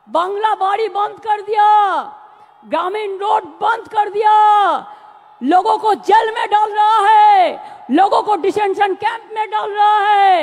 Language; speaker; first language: Hindi; non-native, local second language; Bangla